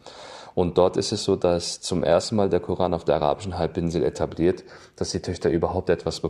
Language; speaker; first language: German; native; German